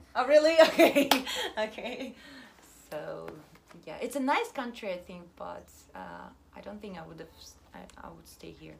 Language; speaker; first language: English; non-native, fluent; Russian